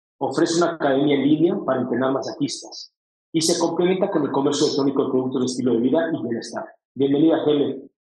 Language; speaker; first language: Spanish; native; Spanish